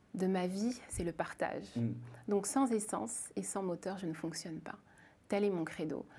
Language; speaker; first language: French; native; French